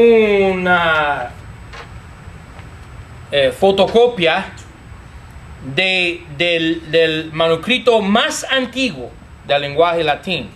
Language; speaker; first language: Spanish; non-native, fluent; English